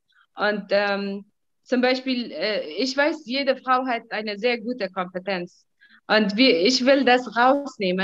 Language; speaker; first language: German; non-native, fluent; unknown